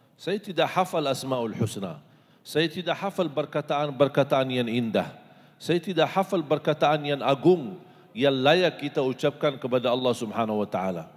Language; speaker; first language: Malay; non-native, fluent; Arabic